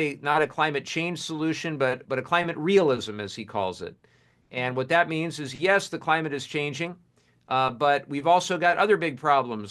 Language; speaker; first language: English; native; English